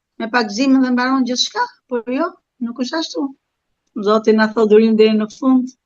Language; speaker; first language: Albanian; native; Albanian